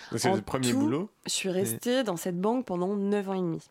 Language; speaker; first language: French; native; French